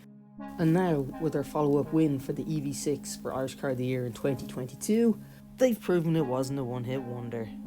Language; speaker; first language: English; native; English